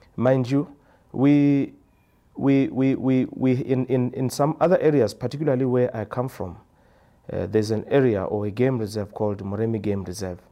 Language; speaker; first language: English; non-native, local second language; Tswana